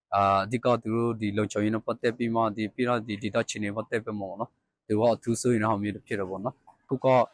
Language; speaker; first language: Burmese; non-native, local second language; Pa'o Karen